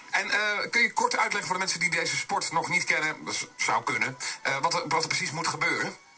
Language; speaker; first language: Dutch; native; Dutch